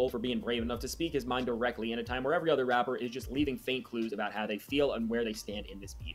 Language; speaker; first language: English; native; English